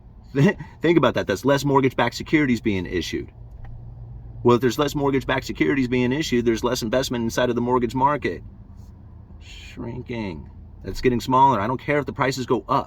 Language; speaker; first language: English; native; English